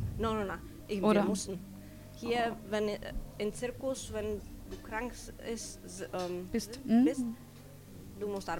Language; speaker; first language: German; non-native, learner; Czech